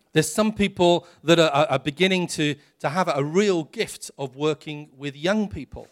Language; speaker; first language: English; native; English